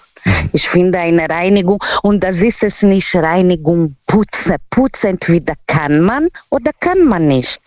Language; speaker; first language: German; non-native, learner; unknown